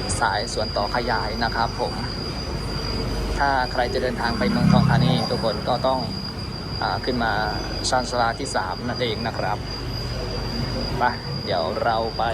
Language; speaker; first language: Thai; native; Thai